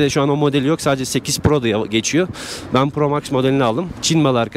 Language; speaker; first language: Turkish; native; Turkish